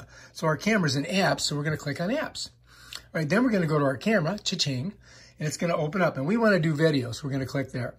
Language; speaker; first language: English; native; English